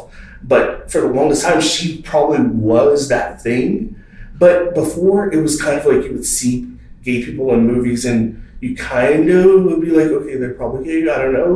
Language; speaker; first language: English; native; English